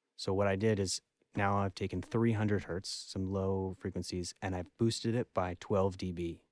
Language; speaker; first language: English; native; English